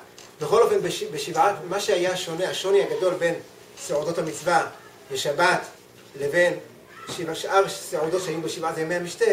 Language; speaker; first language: Hebrew; native; Hebrew